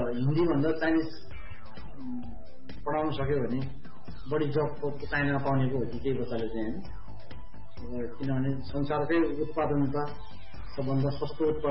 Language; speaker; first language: Nepali; non-native, local second language; Gurung